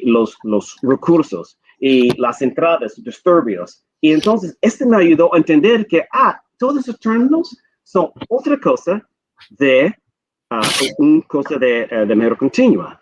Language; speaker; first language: Spanish; non-native, fluent; English